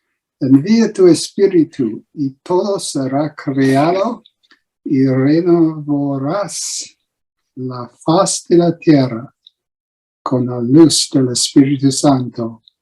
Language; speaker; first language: Spanish; non-native, learner; English